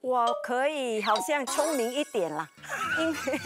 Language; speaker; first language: Chinese; non-native, fluent; Thai